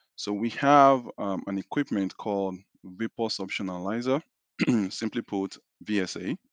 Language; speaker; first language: English; non-native, local second language; Yoruba